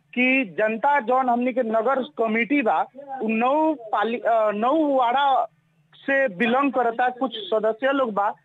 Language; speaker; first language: Bhojpuri; native; Bhojpuri